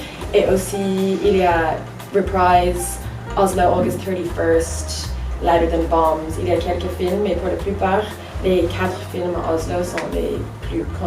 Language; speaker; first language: French; non-native, fluent; English